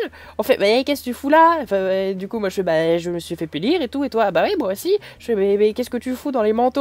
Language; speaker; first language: French; native; French